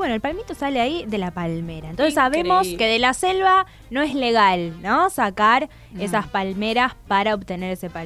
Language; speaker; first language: Spanish; native; Spanish